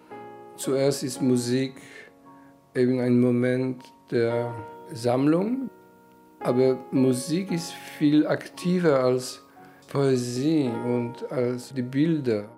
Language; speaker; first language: German; non-native, fluent; Polish